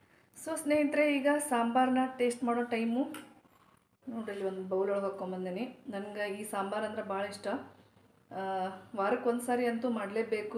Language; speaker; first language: Kannada; native; Kannada